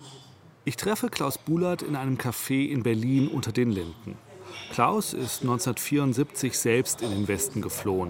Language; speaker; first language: German; native; German